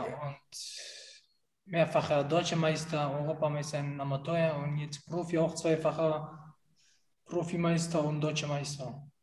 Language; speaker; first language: German; non-native, fluent; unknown